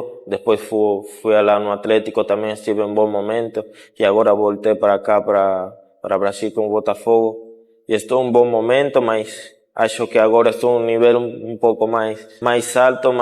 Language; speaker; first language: Portuguese; non-native, fluent; Spanish